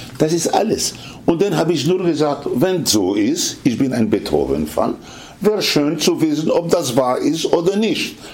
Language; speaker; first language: German; non-native, fluent; Spanish